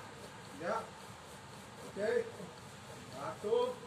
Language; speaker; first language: German; non-native, learner; Spanish